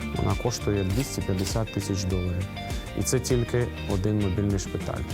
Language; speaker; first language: Ukrainian; native; Ukrainian